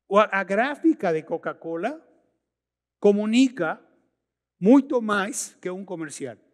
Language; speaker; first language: Portuguese; non-native, learner; Spanish